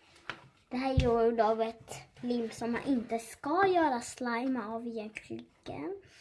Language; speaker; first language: Swedish; early bilingual, other home language; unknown